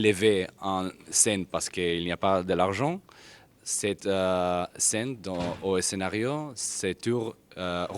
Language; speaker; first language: French; non-native, learner; Spanish